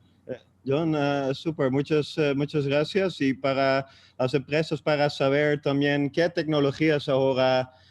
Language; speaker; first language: Spanish; non-native, fluent; Dutch